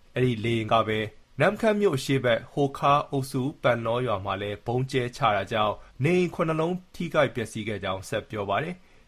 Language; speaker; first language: Burmese; native; Burmese